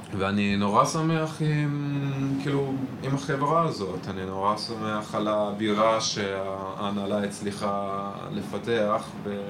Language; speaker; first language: Hebrew; non-native, fluent; Italian